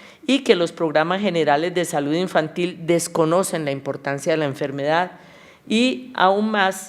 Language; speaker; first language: Spanish; native; Spanish